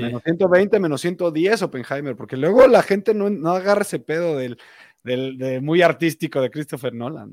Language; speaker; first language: Spanish; native; Spanish